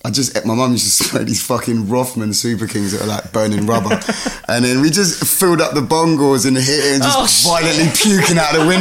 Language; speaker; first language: English; native; English